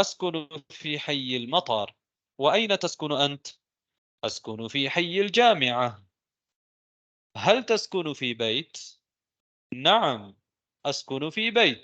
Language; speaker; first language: Arabic; non-native, fluent; Tamil